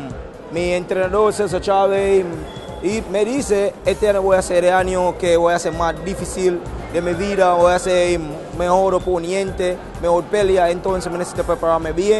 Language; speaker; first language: Spanish; non-native, learner; English